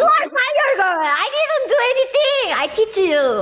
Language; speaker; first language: English; non-native, learner; Thai